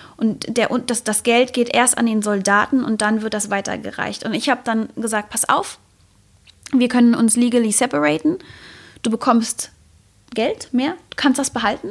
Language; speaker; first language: German; native; German